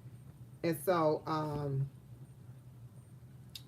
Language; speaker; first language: English; native; English